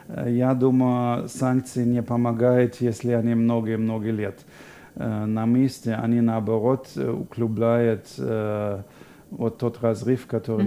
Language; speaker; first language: Russian; non-native, fluent; German